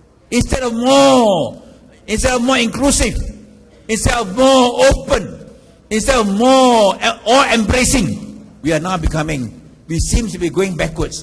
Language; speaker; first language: English; non-native, local second language; Chinese